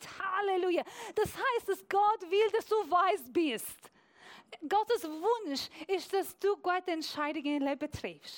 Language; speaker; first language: German; non-native, fluent; Persian